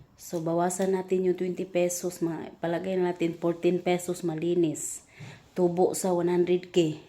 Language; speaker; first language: Filipino; non-native, local second language; Cebuano